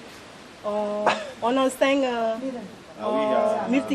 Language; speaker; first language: French; non-native, local second language; Malagasy